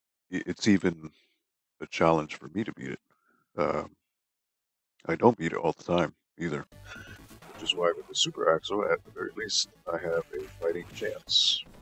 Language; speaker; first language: English; early bilingual, other home language; Spanish